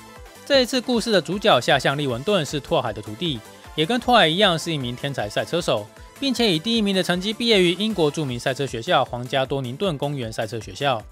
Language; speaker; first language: Chinese; native; Chinese